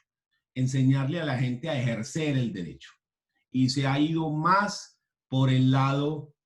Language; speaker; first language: Spanish; native; Spanish